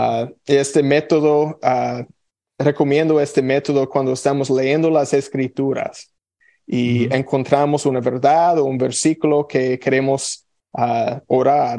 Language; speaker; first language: Spanish; non-native, fluent; English